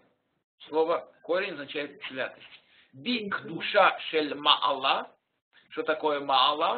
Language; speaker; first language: Russian; native; Russian